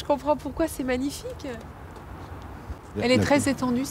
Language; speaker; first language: French; native; French